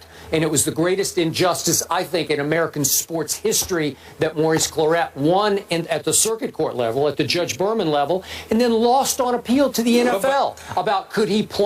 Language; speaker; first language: English; native; English